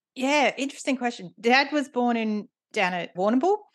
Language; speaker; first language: English; native; English